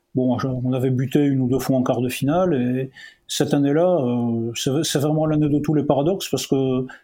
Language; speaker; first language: French; native; French